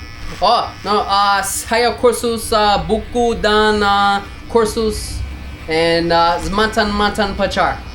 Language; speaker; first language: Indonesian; non-native, learner; English